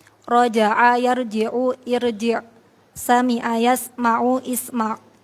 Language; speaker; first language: Arabic; non-native, learner; Indonesian